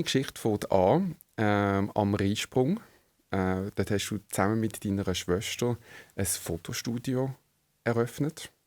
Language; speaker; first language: German; native; German